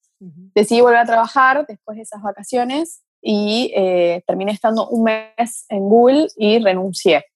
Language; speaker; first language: Spanish; early bilingual, other home language; Portuguese